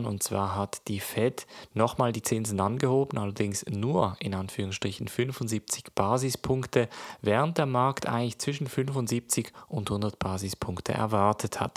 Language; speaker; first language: German; native; German